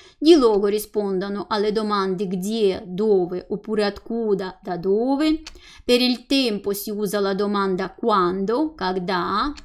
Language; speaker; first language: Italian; non-native, fluent; Russian